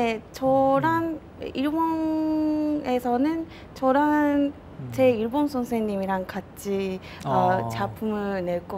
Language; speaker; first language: Korean; non-native, fluent; Japanese